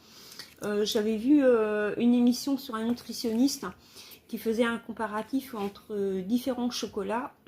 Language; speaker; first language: French; native; French